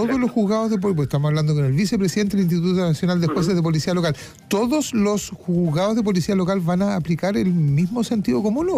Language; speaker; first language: Spanish; native; Spanish